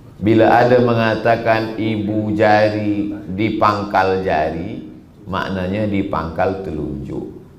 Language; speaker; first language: Malay; native; Malay